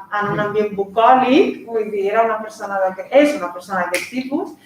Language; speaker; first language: Catalan; non-native, fluent; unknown